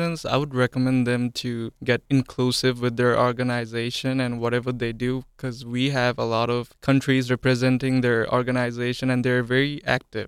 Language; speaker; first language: English; non-native, local second language; Bangla